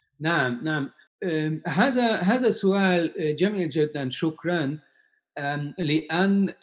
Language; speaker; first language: Arabic; non-native, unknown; Hungarian